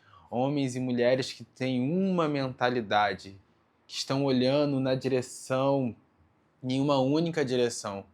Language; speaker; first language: Portuguese; native; Portuguese